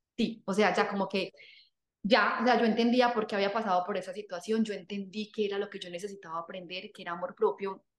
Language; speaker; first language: Spanish; native; Spanish